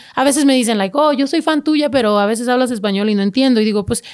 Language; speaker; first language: Spanish; early bilingual, heritage; Spanish